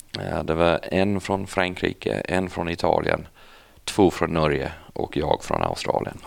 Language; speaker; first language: Swedish; non-native, fluent; English